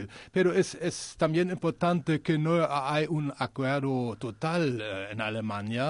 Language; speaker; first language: Spanish; non-native, learner; German